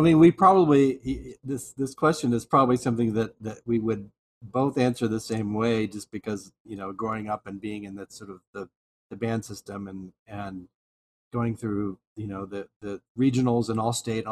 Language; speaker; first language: English; native; English